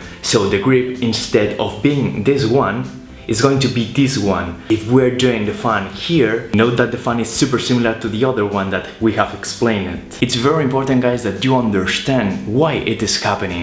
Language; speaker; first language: English; non-native, fluent; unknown